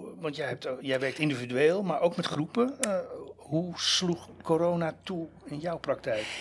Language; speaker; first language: Dutch; native; Dutch